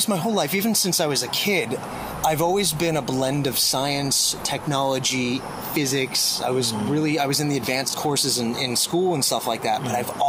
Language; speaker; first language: English; native; English